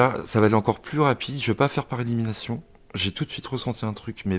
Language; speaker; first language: French; native; French